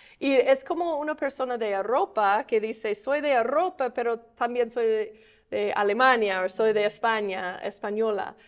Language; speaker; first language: Spanish; non-native, fluent; English